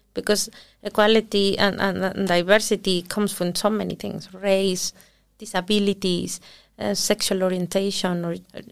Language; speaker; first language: English; early bilingual, other home language; Spanish